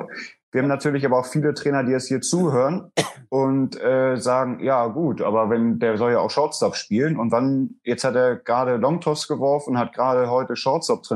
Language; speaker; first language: German; native; German